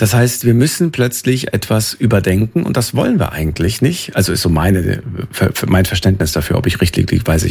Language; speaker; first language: German; native; German